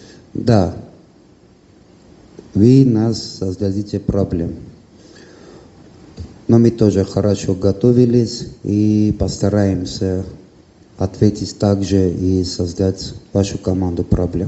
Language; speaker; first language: Russian; non-native, fluent; Armenian